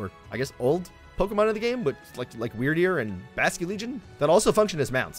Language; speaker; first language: English; native; English